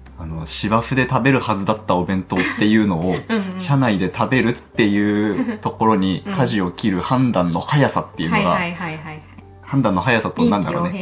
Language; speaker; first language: Japanese; native; Japanese